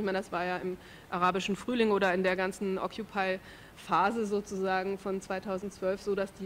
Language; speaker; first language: German; native; German